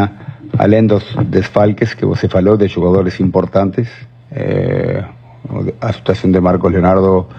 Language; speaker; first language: Portuguese; non-native, learner; Spanish